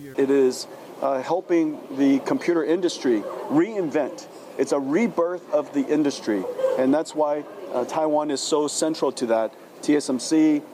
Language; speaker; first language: English; early bilingual, other home language; Min Nan Chinese